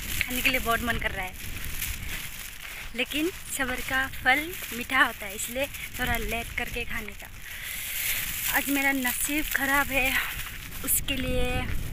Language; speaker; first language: Hindi; non-native, local second language; Bodo